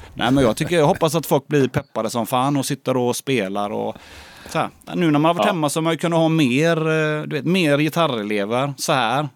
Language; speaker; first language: Swedish; native; Swedish